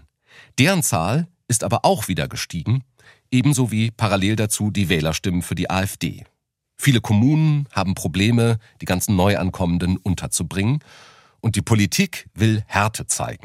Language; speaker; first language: German; native; German